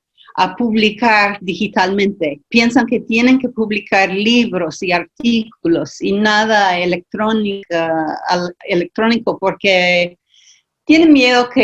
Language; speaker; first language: Spanish; non-native, fluent; English